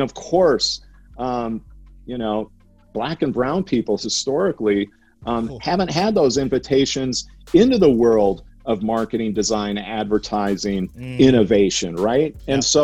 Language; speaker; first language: English; native; English